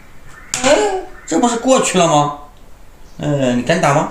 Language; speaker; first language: Chinese; native; Chinese